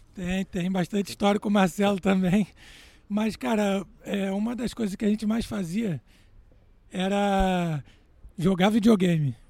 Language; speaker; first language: Portuguese; native; Portuguese